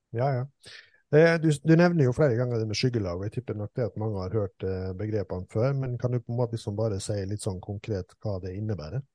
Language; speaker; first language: Norwegian; native; Norwegian